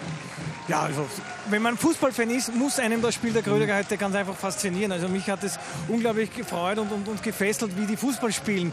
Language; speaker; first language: German; native; German